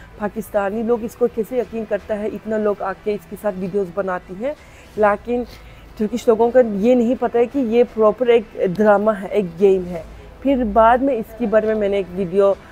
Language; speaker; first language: Urdu; non-native, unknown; Turkish